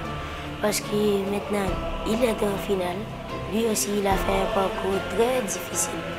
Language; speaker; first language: French; non-native, local second language; Haitian Creole